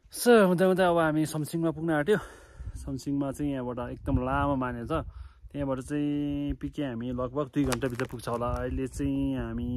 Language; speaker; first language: Nepali; non-native, local second language; Sherpa